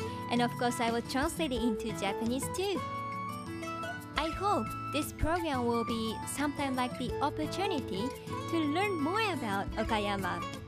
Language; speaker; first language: English; non-native, fluent; Japanese